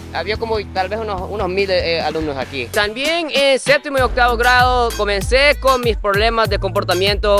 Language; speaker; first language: Spanish; non-native, fluent; Japanese